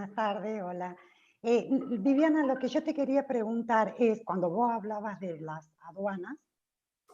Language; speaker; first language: Spanish; native; Spanish